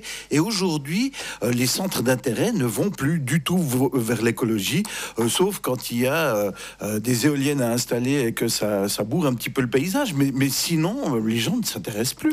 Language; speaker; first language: French; native; French